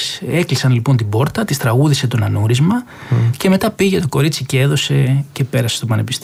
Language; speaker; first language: Greek; native; Greek